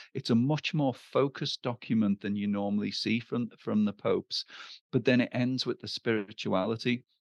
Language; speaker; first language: English; native; English